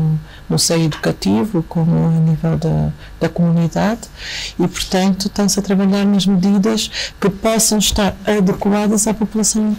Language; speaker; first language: Portuguese; native; Portuguese